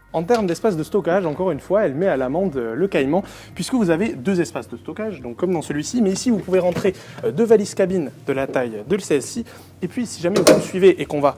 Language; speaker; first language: French; native; French